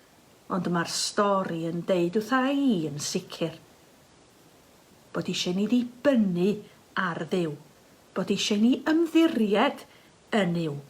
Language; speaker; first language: Welsh; native; Welsh